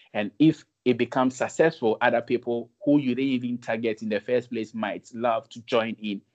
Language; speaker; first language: English; non-native, local second language; Akan